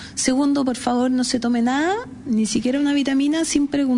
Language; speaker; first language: Spanish; native; Spanish